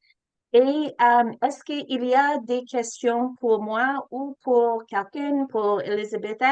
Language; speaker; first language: French; non-native, learner; English